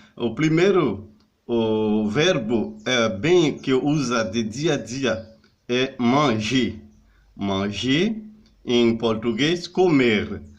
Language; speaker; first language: Portuguese; non-native, learner; Haitian Creole